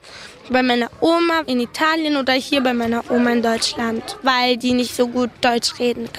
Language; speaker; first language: German; early bilingual, other home language; Italian